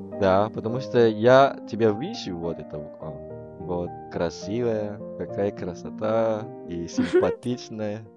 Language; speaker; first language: Russian; non-native, learner; Indonesian